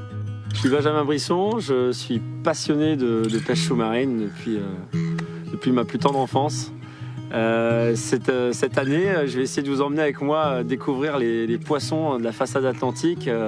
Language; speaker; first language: French; native; French